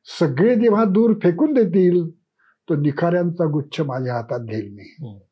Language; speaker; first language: Marathi; native; Marathi